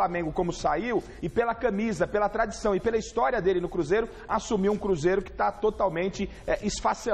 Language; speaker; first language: Portuguese; native; Portuguese